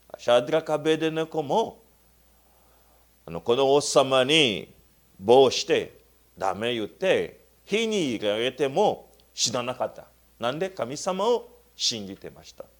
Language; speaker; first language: Japanese; non-native, learner; Luba-Lulua